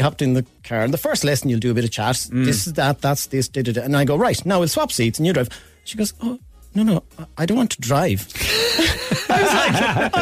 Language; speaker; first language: English; native; English